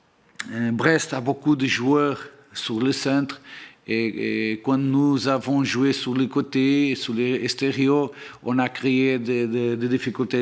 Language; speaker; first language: French; non-native, learner; Portuguese